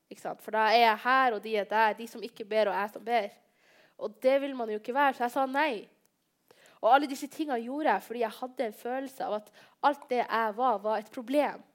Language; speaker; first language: Norwegian; early bilingual, other home language; Somali